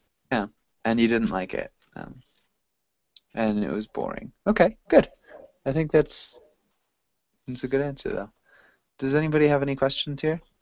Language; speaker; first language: English; native; English